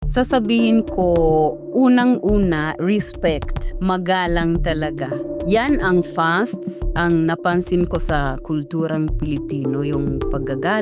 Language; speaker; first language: Filipino; non-native, fluent; Swahili